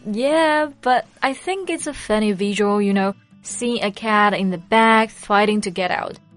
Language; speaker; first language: English; non-native, fluent; Chinese